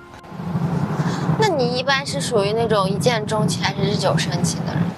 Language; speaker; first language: Chinese; native; Chinese